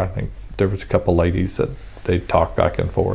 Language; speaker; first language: English; native; English